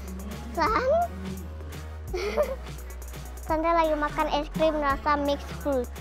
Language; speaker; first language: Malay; early bilingual, heritage; Indonesian